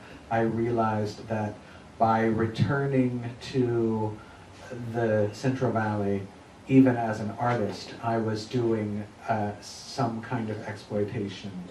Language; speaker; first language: English; native; English